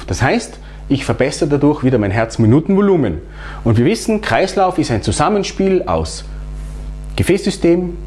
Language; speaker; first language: German; native; German